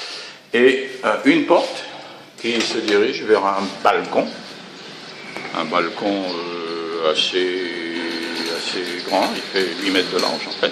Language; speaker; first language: French; native; French